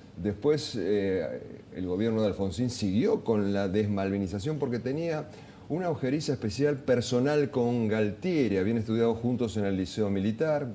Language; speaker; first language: Spanish; native; Spanish